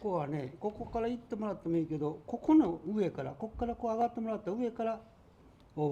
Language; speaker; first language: Japanese; native; Japanese